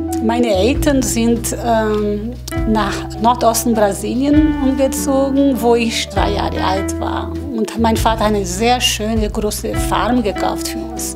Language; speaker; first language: German; non-native, learner; Portuguese